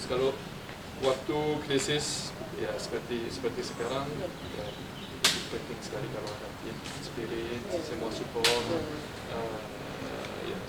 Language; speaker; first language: Indonesian; non-native, fluent; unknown